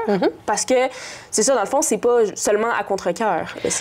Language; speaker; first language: French; native; French